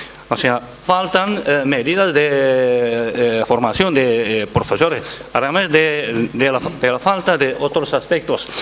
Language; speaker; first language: Spanish; non-native, fluent; Chinese